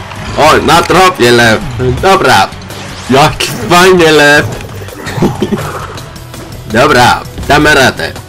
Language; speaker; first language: Polish; non-native, learner; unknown